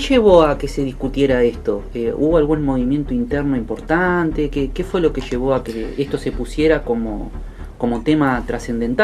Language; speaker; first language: Spanish; native; Spanish